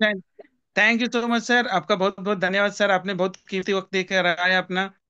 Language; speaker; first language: Hindi; non-native, local second language; Telugu